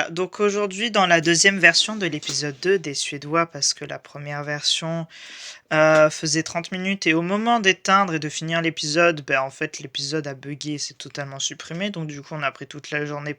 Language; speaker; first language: French; native; French